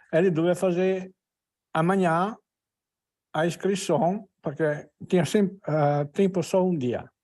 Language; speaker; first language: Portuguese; non-native, learner; Italian